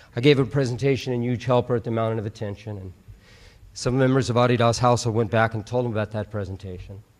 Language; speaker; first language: English; native; English